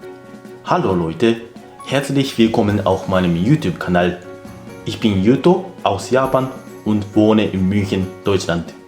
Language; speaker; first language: German; non-native, fluent; Japanese